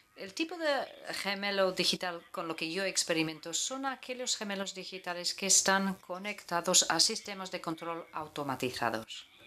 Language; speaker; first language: Spanish; native; Spanish